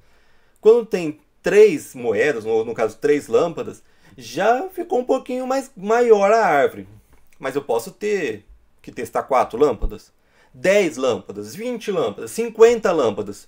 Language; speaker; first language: Portuguese; native; Portuguese